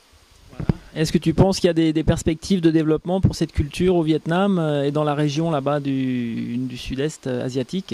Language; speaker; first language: French; native; French